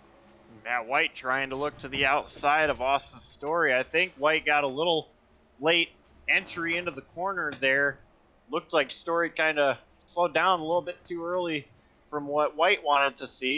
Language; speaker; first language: English; native; English